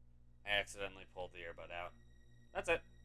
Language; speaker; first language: English; native; English